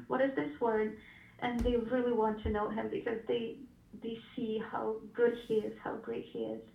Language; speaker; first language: English; non-native, fluent; Ukrainian